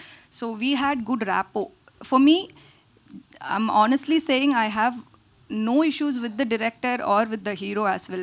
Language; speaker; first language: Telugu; non-native, learner; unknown